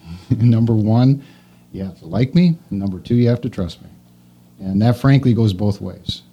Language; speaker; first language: English; native; English